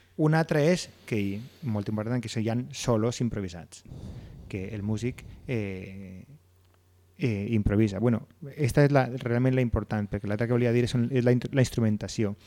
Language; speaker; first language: Catalan; native; Catalan